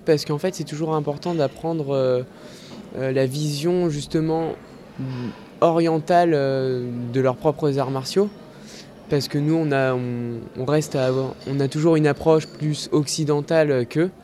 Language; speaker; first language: French; native; French